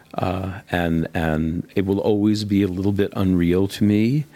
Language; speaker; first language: English; native; English